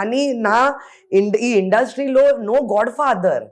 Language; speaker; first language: Telugu; non-native, local second language; Hindi